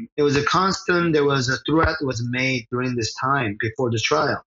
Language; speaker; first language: English; early bilingual, other home language; Korean